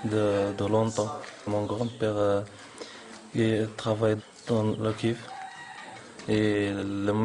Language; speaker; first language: French; non-native, learner; Arabic